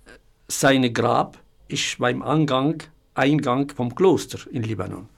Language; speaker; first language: German; non-native, fluent; Arabic